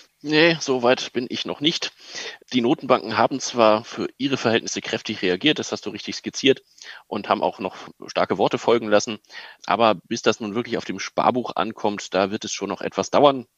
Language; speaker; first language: German; native; German